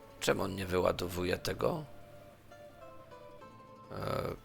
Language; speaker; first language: Polish; native; Polish